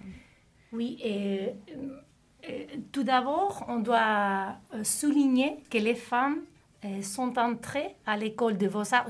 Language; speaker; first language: French; non-native, fluent; Spanish